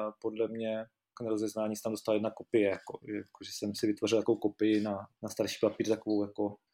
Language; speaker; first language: Czech; native; Czech